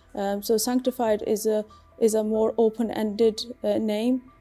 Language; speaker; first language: English; native; English